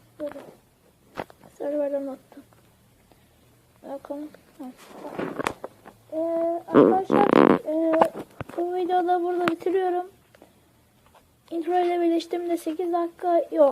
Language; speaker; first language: Turkish; native; Turkish